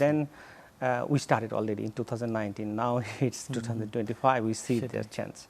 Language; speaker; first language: English; non-native, local second language; Bangla